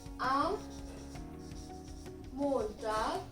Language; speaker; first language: German; non-native, learner; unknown